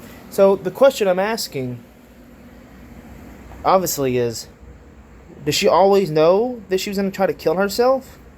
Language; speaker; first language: English; native; English